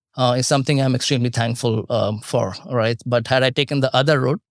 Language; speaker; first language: English; non-native, local second language; Marathi